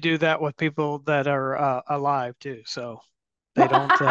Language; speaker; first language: English; native; English